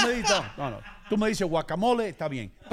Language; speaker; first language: Spanish; native; Spanish